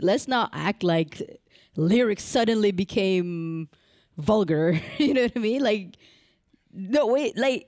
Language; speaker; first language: English; early bilingual, other home language; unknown